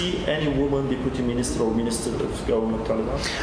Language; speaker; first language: English; non-native, learner; Turkish